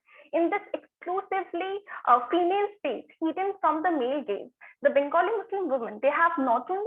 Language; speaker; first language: English; non-native, local second language; Bangla